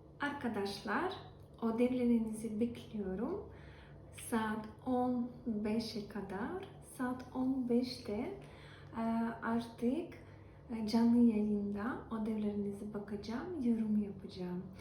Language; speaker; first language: Turkish; non-native, learner; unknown